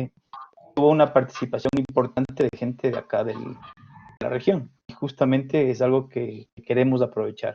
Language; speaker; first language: Spanish; native; Spanish